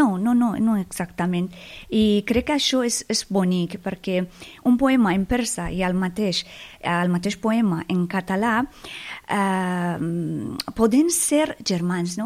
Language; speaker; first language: Catalan; non-native, fluent; Persian